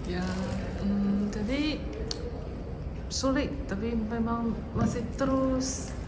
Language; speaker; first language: Indonesian; non-native, fluent; Chinese